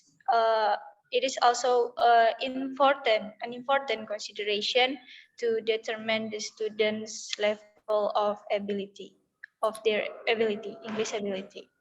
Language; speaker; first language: English; non-native, learner; Indonesian